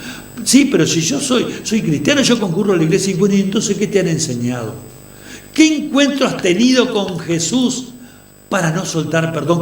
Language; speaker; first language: Spanish; native; Spanish